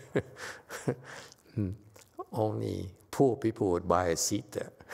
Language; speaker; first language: English; non-native, fluent; Vietnamese